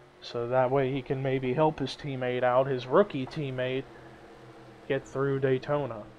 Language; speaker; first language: English; native; English